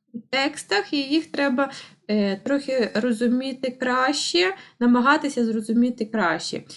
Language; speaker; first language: Ukrainian; non-native, local second language; Russian